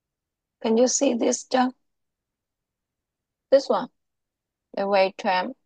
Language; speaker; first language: English; non-native, local second language; Vietnamese